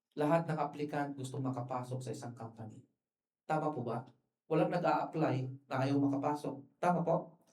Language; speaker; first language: Filipino; non-native, local second language; Iloko